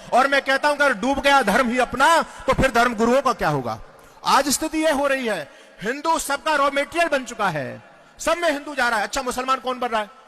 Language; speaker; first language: Hindi; non-native, local second language; Marathi